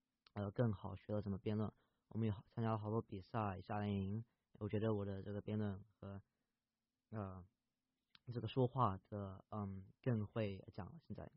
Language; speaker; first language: Chinese; early bilingual, heritage; Chinese